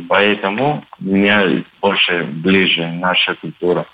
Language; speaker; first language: Russian; non-native, learner; Turkish